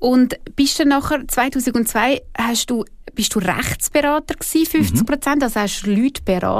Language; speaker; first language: German; native; German